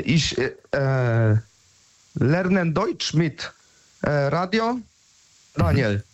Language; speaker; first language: German; non-native, learner; Polish